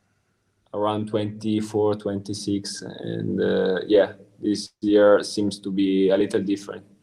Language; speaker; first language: English; non-native, learner; Italian